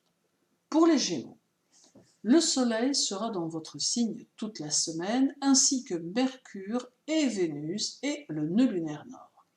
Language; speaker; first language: French; native; French